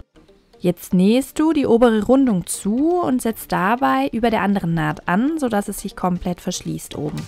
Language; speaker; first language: German; native; German